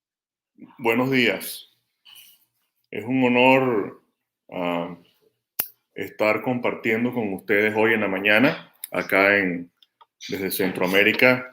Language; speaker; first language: Spanish; native; Spanish